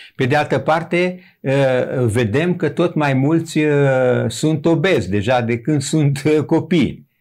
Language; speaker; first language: Romanian; native; Romanian